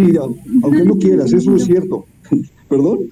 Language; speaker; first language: Spanish; native; Spanish